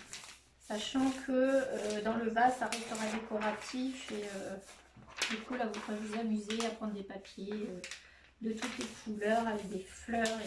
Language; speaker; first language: French; native; French